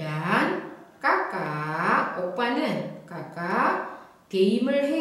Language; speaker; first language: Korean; non-native, fluent; Indonesian